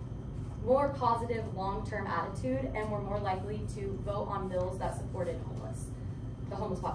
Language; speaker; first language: English; native; English